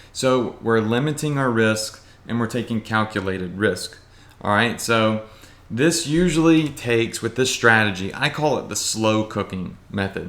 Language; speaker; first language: English; native; English